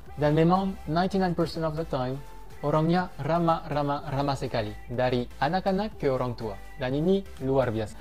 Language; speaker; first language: Indonesian; non-native, fluent; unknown